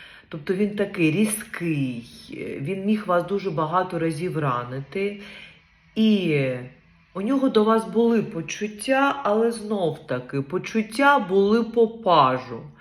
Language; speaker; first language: Ukrainian; non-native, local second language; Russian